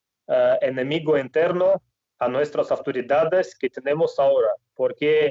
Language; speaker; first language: Spanish; non-native, fluent; Russian